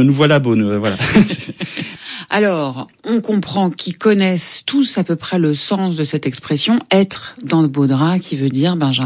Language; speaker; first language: French; native; French